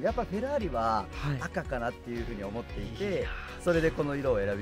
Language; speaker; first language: Japanese; native; Japanese